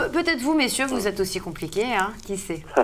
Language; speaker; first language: French; native; French